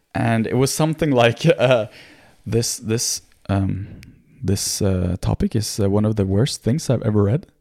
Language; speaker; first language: English; non-native, fluent; Norwegian